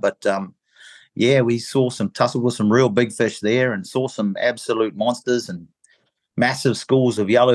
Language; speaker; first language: English; native; English